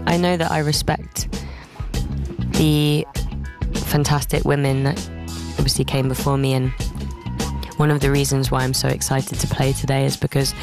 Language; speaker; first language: English; native; English